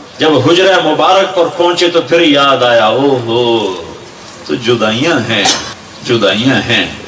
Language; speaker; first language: Urdu; non-native, local second language; Punjabi